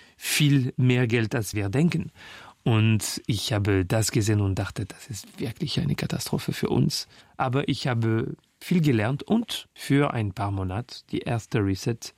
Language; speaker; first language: German; non-native, fluent; French